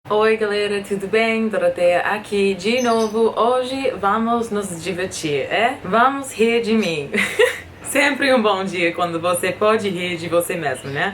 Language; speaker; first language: Portuguese; non-native, fluent; English